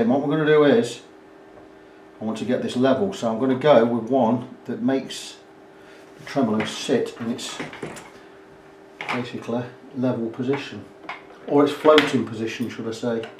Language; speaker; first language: English; native; English